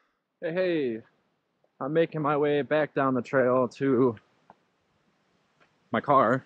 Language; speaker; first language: English; native; English